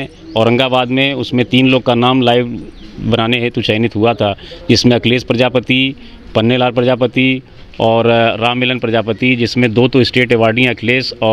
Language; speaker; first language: Hindi; native; Hindi